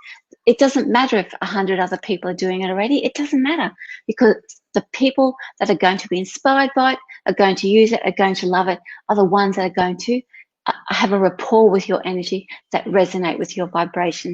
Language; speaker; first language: English; native; English